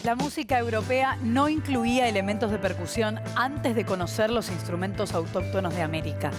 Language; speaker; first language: Spanish; native; Spanish